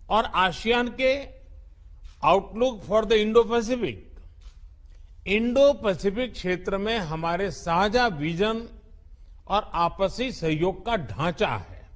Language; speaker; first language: Hindi; non-native, local second language; Gujarati